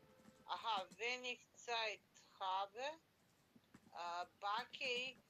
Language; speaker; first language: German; non-native, learner; Macedonian